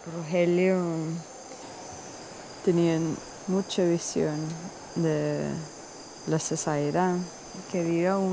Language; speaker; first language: Spanish; non-native, learner; English